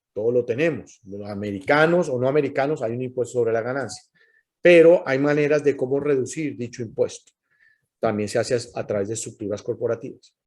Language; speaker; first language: Spanish; native; Spanish